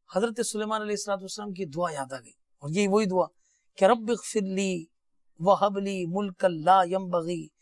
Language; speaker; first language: Urdu; native; Urdu